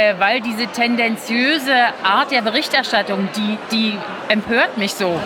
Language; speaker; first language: German; native; German